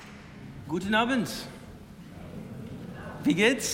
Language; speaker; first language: German; non-native, learner; English